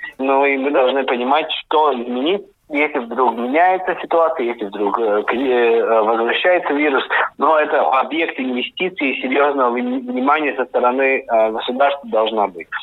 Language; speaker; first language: Russian; native; Russian